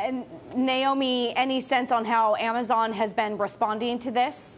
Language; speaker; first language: English; native; English